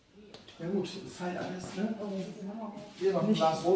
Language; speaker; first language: German; native; German